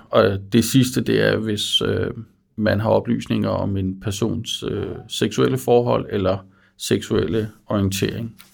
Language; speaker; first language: Danish; native; Danish